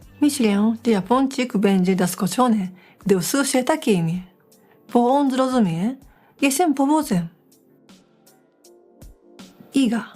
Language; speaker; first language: Polish; non-native, fluent; Japanese